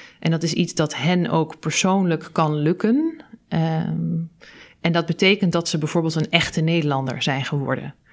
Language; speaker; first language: Dutch; native; Dutch